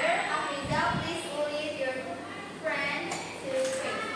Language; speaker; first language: English; non-native, learner; Indonesian